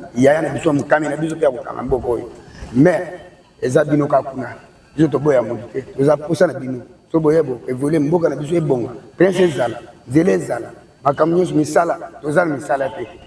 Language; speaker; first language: Lingala; non-native, local second language; Kituba (Democratic Republic of Congo)